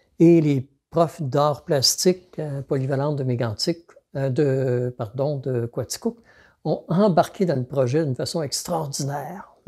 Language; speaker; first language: French; native; French